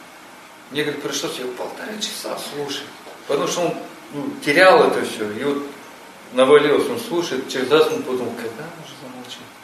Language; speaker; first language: Russian; native; Russian